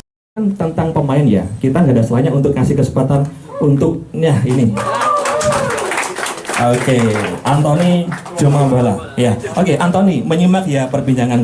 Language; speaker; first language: Indonesian; native; Indonesian